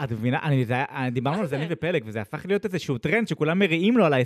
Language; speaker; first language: Hebrew; native; Hebrew